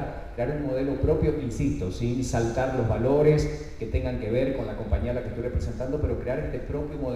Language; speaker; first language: Spanish; native; Spanish